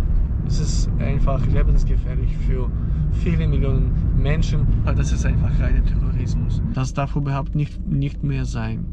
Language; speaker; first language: German; non-native, fluent; Ukrainian